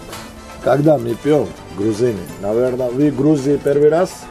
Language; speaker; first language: Russian; non-native, learner; Georgian